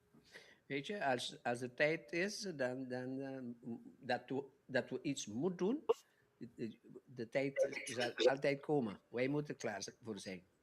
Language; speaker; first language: Dutch; non-native, local second language; Papiamento